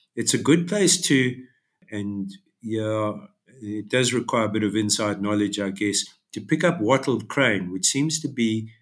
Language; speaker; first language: English; native; English